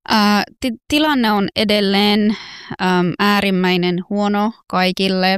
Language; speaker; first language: Finnish; non-native, fluent; Persian